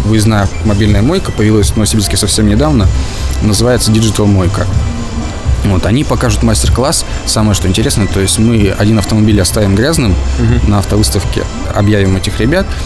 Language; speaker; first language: Russian; native; Russian